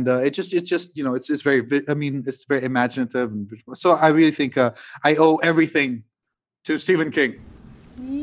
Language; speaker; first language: English; non-native, local second language; Cebuano